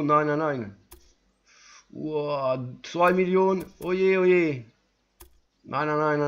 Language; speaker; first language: German; non-native, learner; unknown